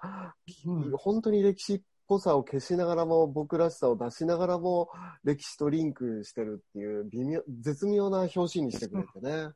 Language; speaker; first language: Japanese; native; Japanese